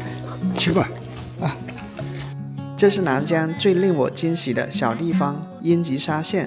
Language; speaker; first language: Chinese; native; Chinese